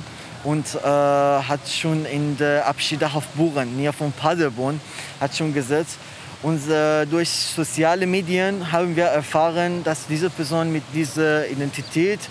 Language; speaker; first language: German; non-native, learner; Persian